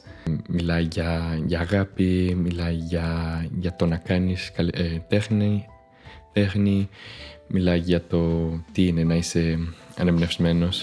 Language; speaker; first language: Greek; non-native, fluent; Spanish